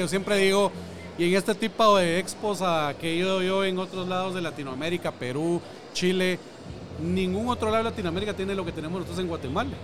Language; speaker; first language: Spanish; native; Spanish